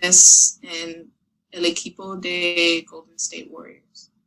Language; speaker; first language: Spanish; non-native, learner; English